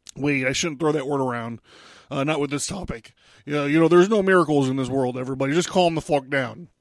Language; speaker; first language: English; native; English